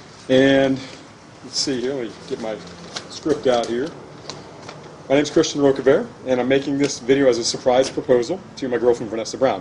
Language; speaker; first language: English; native; English